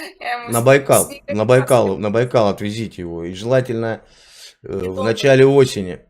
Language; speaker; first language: Russian; native; Russian